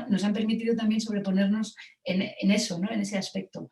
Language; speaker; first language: Spanish; native; Spanish